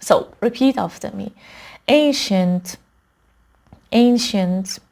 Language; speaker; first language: English; non-native, fluent; Persian